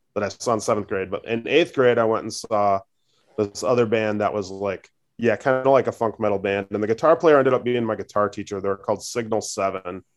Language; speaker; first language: English; native; English